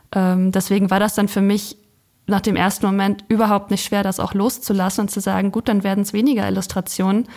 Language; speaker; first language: German; native; German